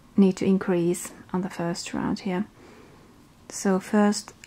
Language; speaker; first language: English; non-native, fluent; Finnish